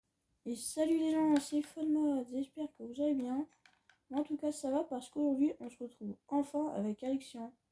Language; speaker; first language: French; native; French